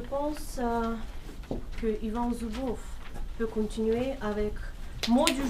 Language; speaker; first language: French; non-native, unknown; Russian